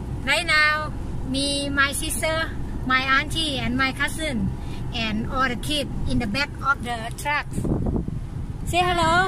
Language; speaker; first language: English; non-native, learner; Thai